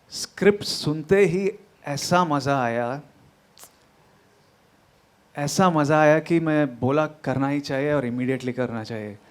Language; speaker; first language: Hindi; non-native, local second language; Telugu